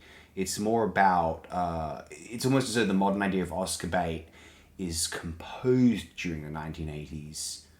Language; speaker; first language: English; native; English